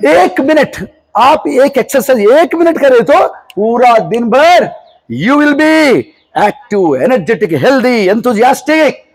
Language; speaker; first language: Hindi; non-native, local second language; Telugu